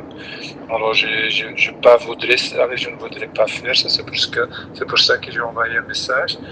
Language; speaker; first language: French; non-native, local second language; Dutch